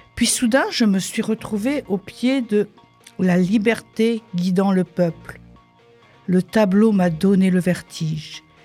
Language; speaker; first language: French; non-native, fluent; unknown